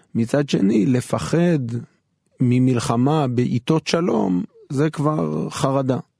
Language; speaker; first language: Hebrew; native; Hebrew